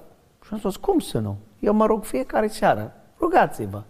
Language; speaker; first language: Romanian; non-native, learner; English